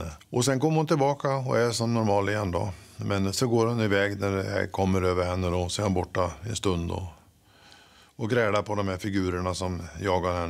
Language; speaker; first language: Swedish; native; Swedish